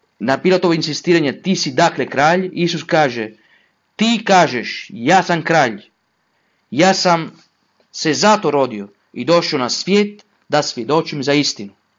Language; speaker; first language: Croatian; non-native, fluent; Italian